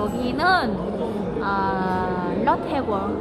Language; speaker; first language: Korean; non-native, learner; Vietnamese